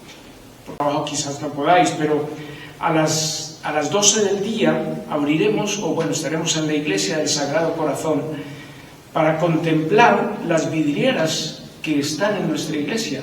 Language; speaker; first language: Spanish; native; Spanish